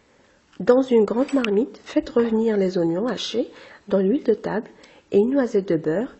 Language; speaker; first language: French; non-native, local second language; Arabic